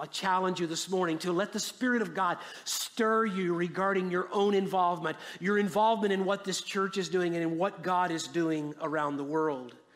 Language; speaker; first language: English; native; English